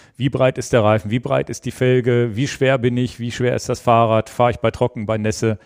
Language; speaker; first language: German; native; German